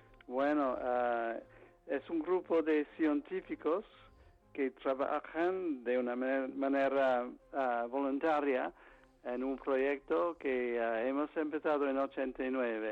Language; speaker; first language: Spanish; non-native, fluent; English